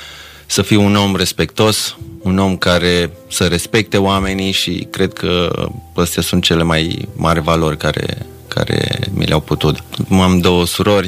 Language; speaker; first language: Romanian; native; Romanian